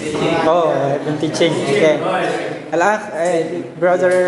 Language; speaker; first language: English; non-native, learner; Indonesian